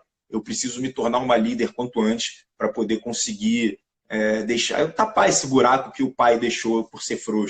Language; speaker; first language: Portuguese; native; Portuguese